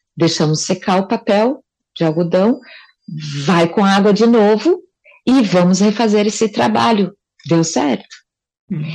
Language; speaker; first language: Portuguese; native; Portuguese